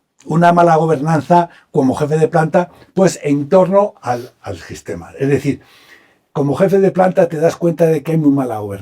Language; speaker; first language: Spanish; native; Spanish